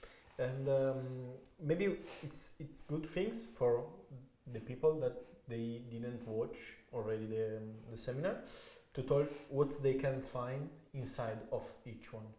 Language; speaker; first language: English; non-native, fluent; Italian